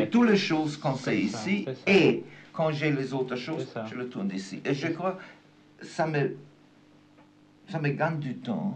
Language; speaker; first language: French; non-native, fluent; German